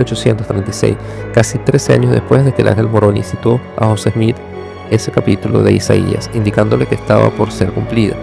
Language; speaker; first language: Spanish; native; Spanish